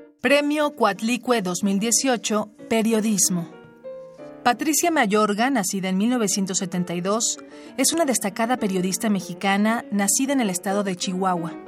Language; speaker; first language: Spanish; native; Spanish